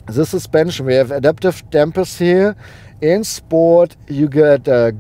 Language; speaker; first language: English; non-native, fluent; German